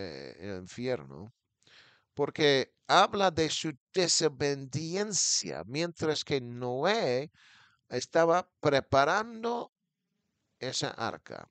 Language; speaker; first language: Spanish; non-native, fluent; English